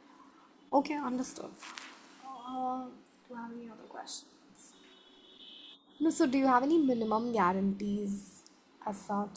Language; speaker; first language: English; non-native, local second language; Hindi